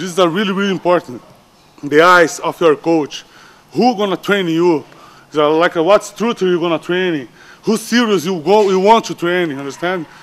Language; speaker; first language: English; non-native, learner; Portuguese